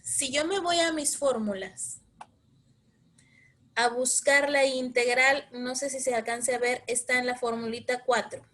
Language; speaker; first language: Spanish; native; Spanish